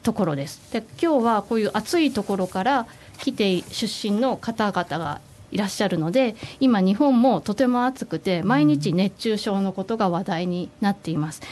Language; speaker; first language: Japanese; native; Japanese